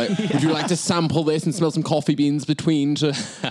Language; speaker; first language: English; native; English